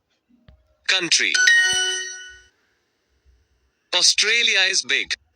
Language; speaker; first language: English; non-native, learner; Hindi